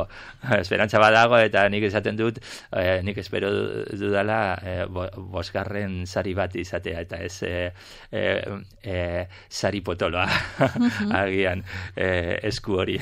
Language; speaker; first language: Basque; non-native, local second language; Spanish